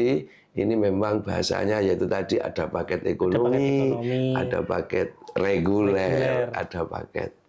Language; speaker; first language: Indonesian; non-native, local second language; Javanese